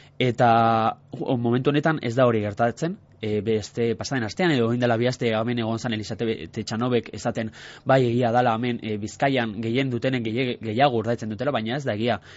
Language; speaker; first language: Basque; non-native, local second language; Spanish